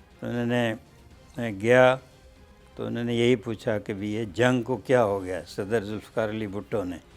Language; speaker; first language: Urdu; native; Urdu